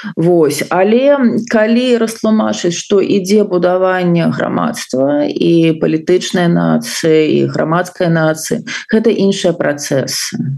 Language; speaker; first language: Belarusian; non-native, local second language; Russian